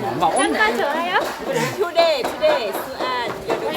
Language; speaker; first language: Korean; non-native, learner; Thai